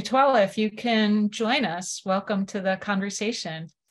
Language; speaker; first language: English; native; English